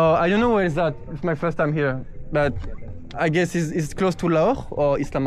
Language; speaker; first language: English; non-native, learner; French